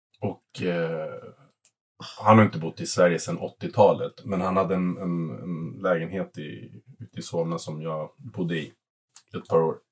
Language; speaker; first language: Swedish; early bilingual, other home language; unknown